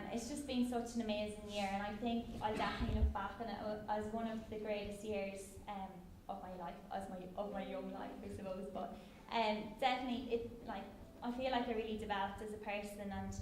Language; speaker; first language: English; native; English